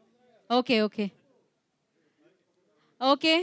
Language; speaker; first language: Telugu; native; Telugu